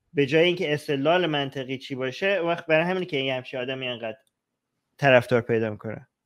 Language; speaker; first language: Persian; native; Persian